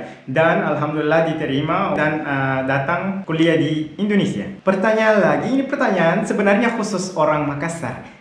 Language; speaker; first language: Indonesian; non-native, fluent; Arabic